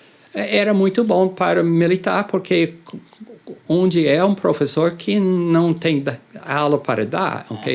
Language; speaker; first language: Portuguese; non-native, fluent; English